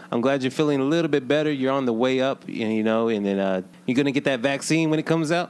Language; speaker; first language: English; native; English